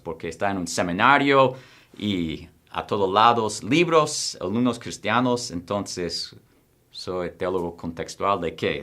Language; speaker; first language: Spanish; non-native, fluent; English